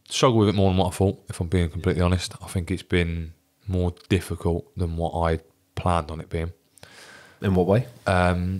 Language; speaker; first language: English; native; English